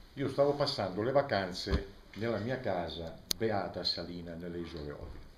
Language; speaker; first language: Italian; native; Italian